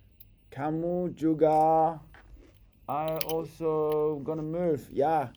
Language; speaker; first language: Indonesian; non-native, learner; English